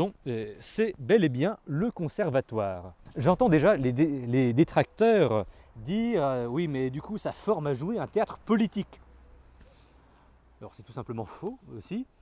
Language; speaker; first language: French; native; French